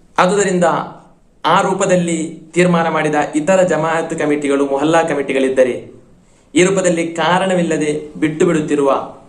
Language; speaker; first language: Kannada; non-native, local second language; Malayalam